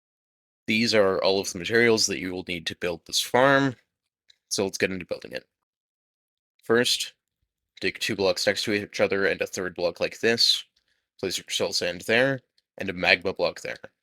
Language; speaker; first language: English; native; English